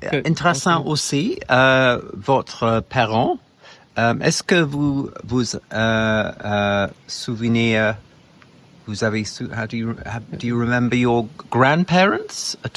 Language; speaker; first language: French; non-native, learner; English